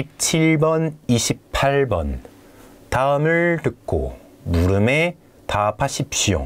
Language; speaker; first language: Korean; non-native, fluent; French